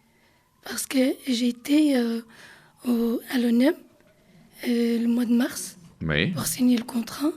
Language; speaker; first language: French; non-native, learner; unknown